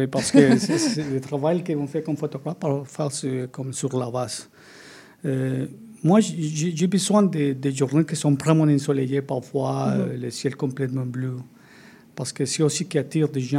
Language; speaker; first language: French; non-native, fluent; Spanish